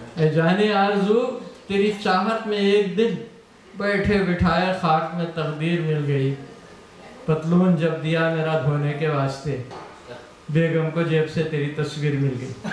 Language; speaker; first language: Urdu; native; Urdu